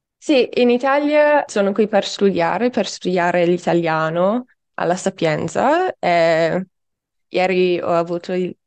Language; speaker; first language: Italian; non-native, fluent; English